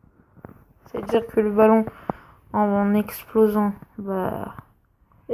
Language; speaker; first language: French; native; French